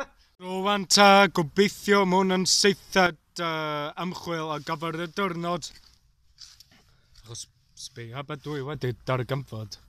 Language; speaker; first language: Welsh; non-native, local second language; English